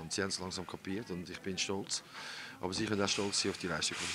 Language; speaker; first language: German; native; German